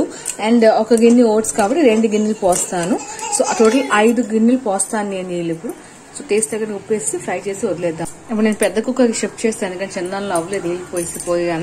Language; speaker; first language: Telugu; native; Telugu